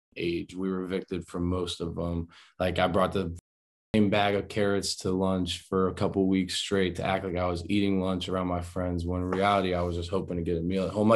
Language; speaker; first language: English; native; English